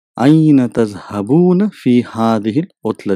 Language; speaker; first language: Arabic; non-native, fluent; English